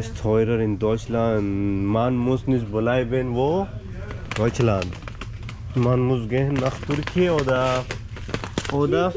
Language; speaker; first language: German; non-native, learner; Hindi